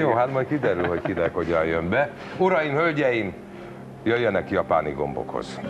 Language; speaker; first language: Hungarian; native; Hungarian